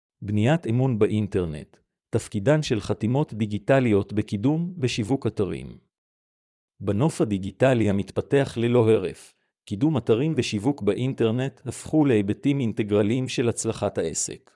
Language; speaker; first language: Hebrew; native; Hebrew